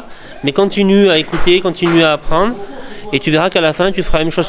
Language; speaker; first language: French; native; French